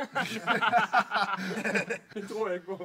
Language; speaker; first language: Danish; native; Danish